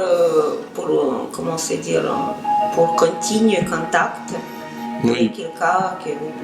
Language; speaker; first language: French; non-native, learner; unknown